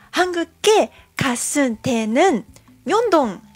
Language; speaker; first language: Korean; non-native, learner; Japanese